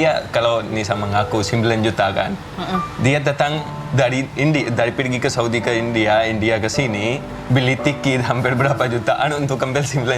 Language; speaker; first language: Indonesian; non-native, fluent; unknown